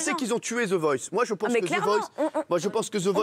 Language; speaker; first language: French; native; French